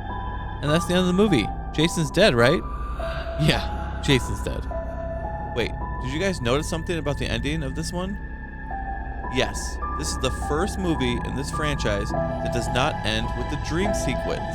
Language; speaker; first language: English; native; English